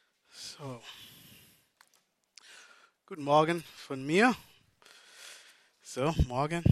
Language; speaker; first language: German; non-native, fluent; English